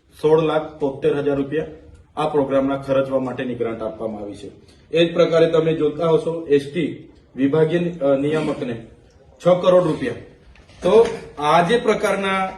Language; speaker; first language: Gujarati; non-native, local second language; Vasavi